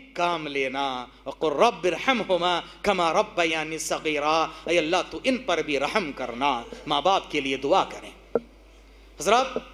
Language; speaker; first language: Urdu; native; Urdu